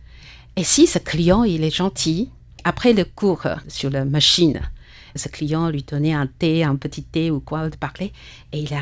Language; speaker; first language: French; non-native, learner; Chinese